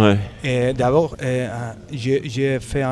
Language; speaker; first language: French; non-native, learner; Spanish